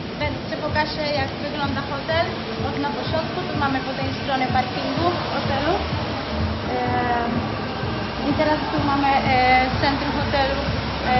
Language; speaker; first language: Polish; non-native, learner; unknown